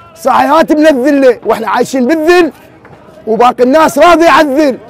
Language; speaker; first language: Arabic; native; Arabic